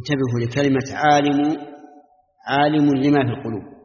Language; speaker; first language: Arabic; native; Arabic